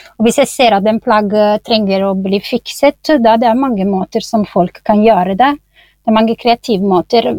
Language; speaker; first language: Norwegian; non-native, fluent; Italian